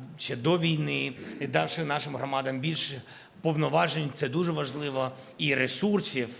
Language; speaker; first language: Ukrainian; non-native, local second language; Russian